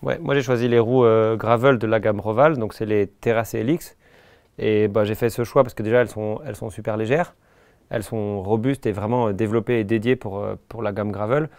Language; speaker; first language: French; native; French